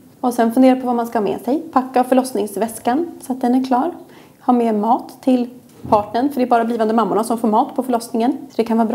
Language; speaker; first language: Swedish; native; Swedish